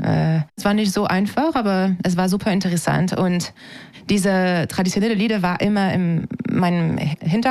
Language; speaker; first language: German; non-native, fluent; French